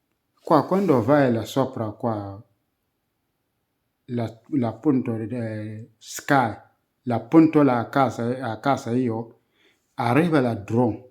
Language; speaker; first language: Italian; non-native, learner; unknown